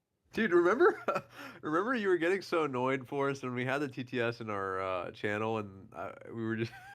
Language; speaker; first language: English; native; English